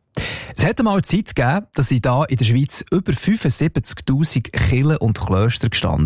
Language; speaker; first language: German; native; German